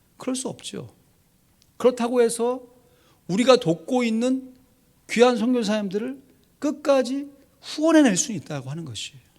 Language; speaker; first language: Korean; native; Korean